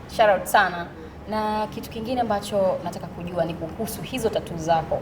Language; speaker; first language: Swahili; native; Swahili